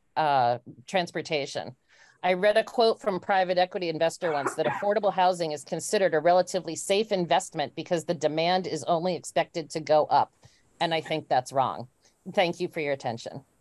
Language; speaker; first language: English; native; English